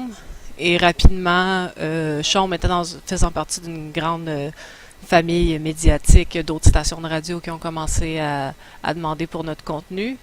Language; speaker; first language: French; native; French